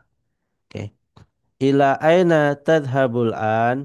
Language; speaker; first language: Arabic; non-native, fluent; Indonesian